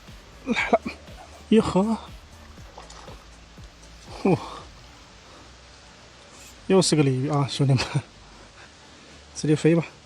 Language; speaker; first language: Chinese; native; Chinese